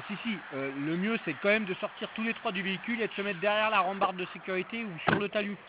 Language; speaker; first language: French; native; French